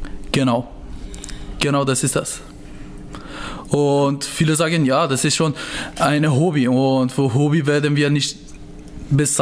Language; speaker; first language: German; non-native, learner; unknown